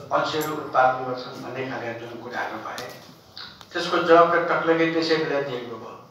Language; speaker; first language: Nepali; non-native, local second language; Newari